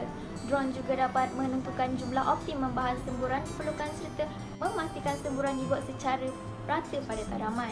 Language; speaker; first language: Malay; native; Malay